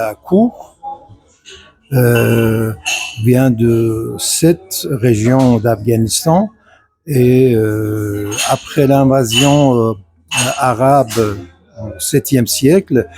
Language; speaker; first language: French; non-native, fluent; Persian